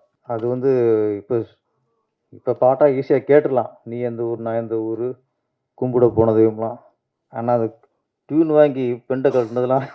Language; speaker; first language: Tamil; native; Tamil